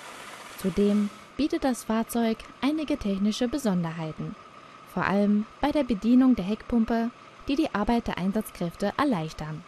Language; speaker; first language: German; native; German